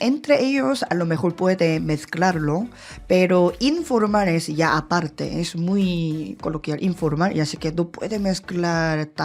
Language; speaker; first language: Spanish; non-native, learner; Korean